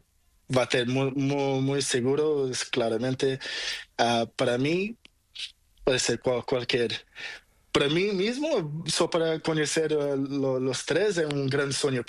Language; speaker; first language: Spanish; non-native, learner; Portuguese